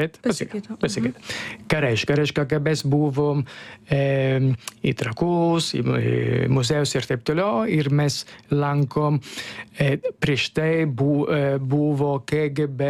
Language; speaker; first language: Lithuanian; non-native, learner; Italian